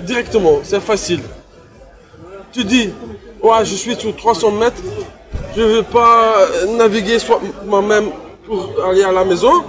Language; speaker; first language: French; non-native, learner; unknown